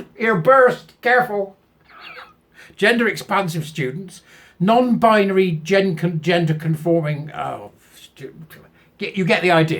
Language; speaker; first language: English; native; English